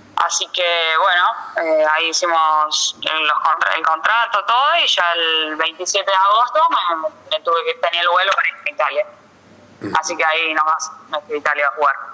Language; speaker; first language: Spanish; native; Spanish